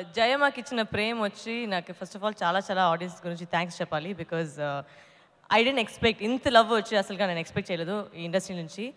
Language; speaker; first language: Telugu; non-native, local second language; Tamil